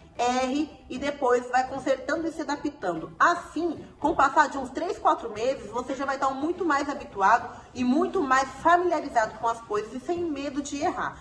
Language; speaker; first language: Portuguese; native; Portuguese